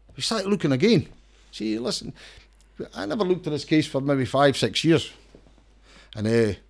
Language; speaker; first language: English; native; English